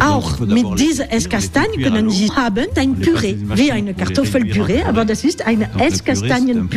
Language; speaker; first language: German; non-native, fluent; French